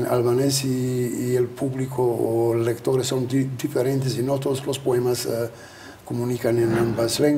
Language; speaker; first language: Spanish; non-native, fluent; Albanian